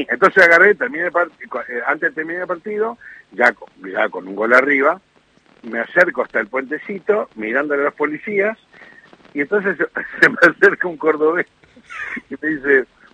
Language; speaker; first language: Spanish; native; Spanish